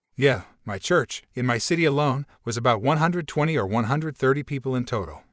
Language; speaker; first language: English; non-native, fluent; Portuguese